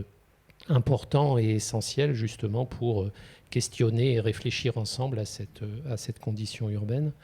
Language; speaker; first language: French; native; French